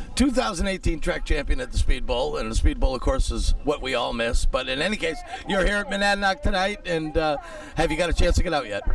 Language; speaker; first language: English; native; English